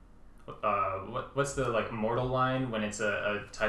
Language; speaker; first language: English; native; English